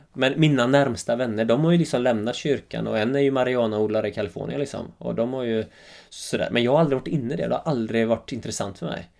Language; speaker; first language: Swedish; native; Swedish